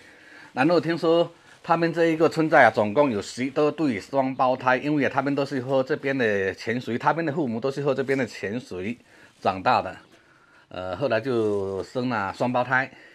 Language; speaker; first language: Chinese; native; Chinese